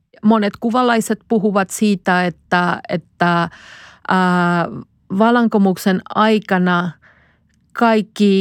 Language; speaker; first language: Finnish; non-native, fluent; Spanish